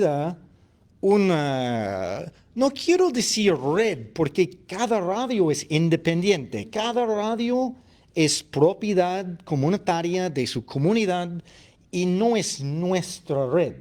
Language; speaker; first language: Spanish; non-native, fluent; English